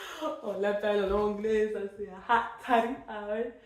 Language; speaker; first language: French; non-native, fluent; English